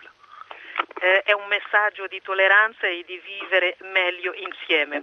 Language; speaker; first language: Italian; non-native, fluent; Portuguese